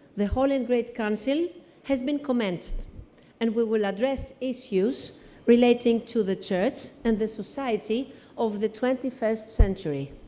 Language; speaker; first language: English; non-native, fluent; Greek